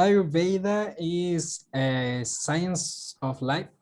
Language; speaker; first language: English; non-native, learner; Spanish